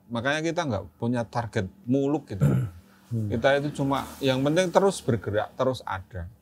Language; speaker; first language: Indonesian; non-native, local second language; Javanese